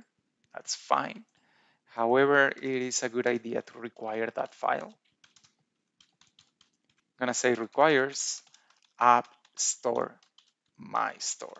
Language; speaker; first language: English; non-native, fluent; Spanish